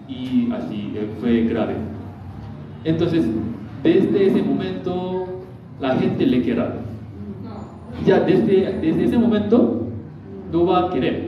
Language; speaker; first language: Spanish; non-native, learner; Korean